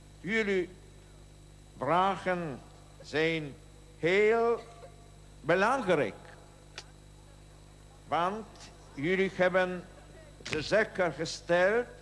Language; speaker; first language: Dutch; non-native, learner; Polish